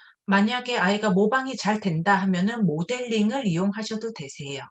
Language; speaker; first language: Korean; native; Korean